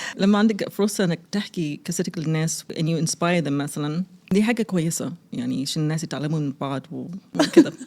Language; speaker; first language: Egyptian Arabic; early bilingual, heritage; Arabic